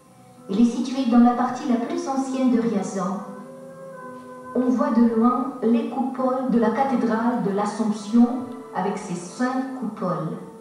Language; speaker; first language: French; non-native, learner; Russian